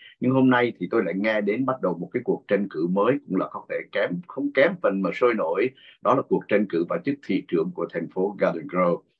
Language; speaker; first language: Vietnamese; native; Vietnamese